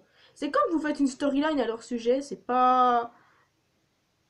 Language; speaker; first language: French; native; French